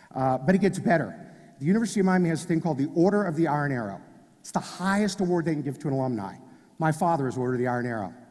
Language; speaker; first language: English; native; English